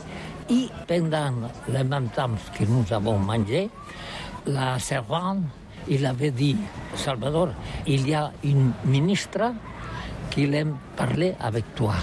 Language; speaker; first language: French; non-native, learner; Catalan